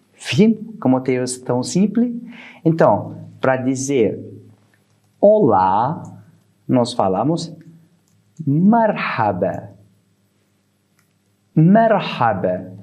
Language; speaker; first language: Portuguese; non-native, fluent; Arabic